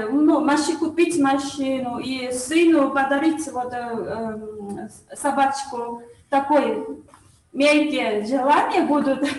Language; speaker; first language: Russian; non-native, learner; Korean